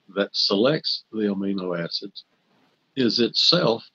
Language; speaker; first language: English; native; English